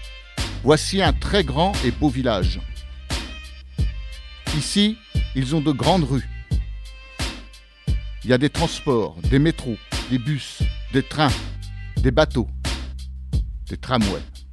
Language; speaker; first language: French; non-native, learner; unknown